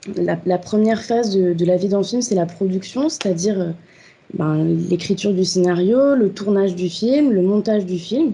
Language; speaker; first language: French; native; French